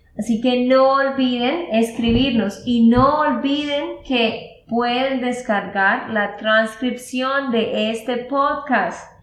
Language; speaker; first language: Spanish; native; Spanish